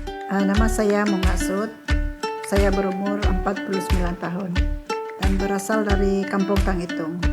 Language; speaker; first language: Indonesian; non-native, local second language; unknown